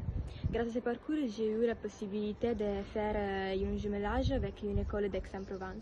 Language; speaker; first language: French; non-native, fluent; Italian